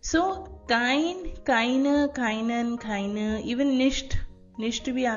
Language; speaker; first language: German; non-native, fluent; Hindi